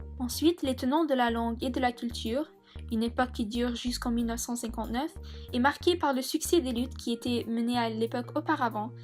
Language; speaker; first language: French; native; French